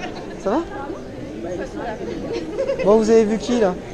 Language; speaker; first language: French; native; French